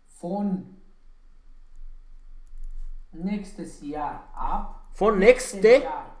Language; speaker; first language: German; non-native, learner; Romanian